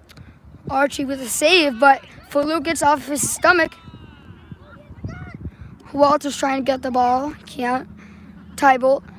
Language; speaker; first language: English; native; English